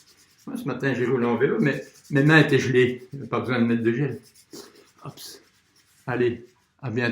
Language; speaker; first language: French; native; French